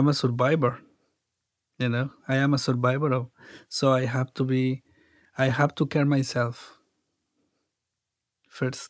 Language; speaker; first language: English; non-native, learner; Spanish